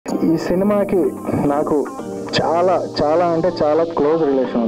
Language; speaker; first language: Telugu; native; Telugu